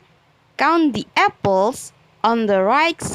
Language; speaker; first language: English; non-native, learner; Indonesian